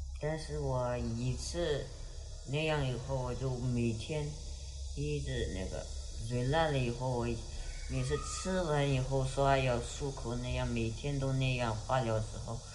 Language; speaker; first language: Chinese; non-native, local second language; Uyghur